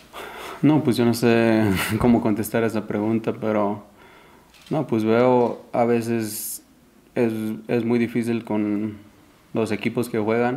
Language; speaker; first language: Spanish; early bilingual, heritage; Spanish